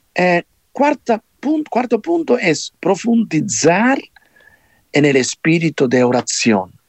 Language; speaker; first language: Spanish; non-native, fluent; Italian